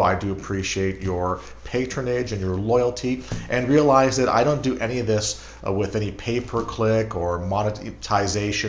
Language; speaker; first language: English; native; English